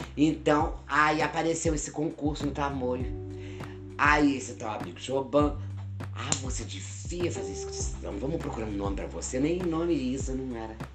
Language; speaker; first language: Portuguese; native; Portuguese